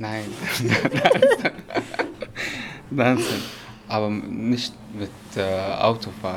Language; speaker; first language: German; non-native, learner; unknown